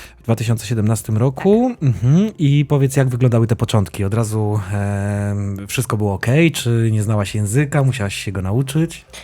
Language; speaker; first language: Polish; native; Polish